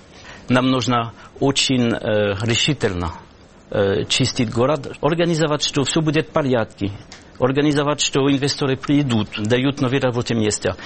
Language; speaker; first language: Russian; non-native, fluent; French